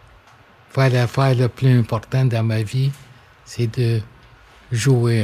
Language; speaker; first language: French; non-native, local second language; English